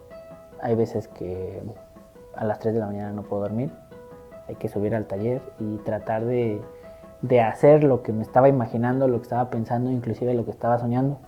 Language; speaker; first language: Spanish; native; Spanish